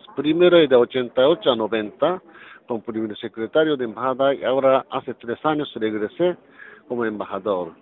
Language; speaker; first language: Spanish; non-native, learner; Japanese